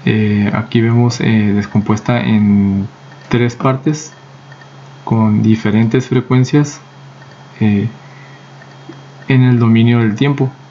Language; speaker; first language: Spanish; native; Spanish